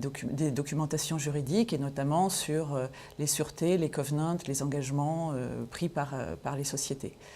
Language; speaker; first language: French; native; French